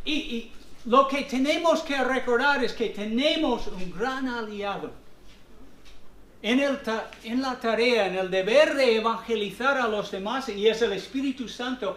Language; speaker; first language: Spanish; non-native, fluent; English